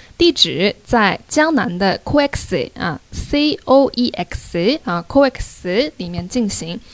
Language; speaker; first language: Chinese; native; Chinese